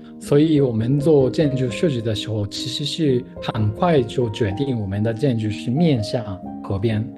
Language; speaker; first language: Chinese; non-native, fluent; Japanese